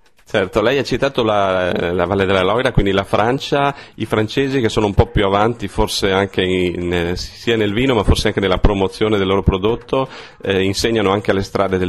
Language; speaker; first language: Italian; native; Italian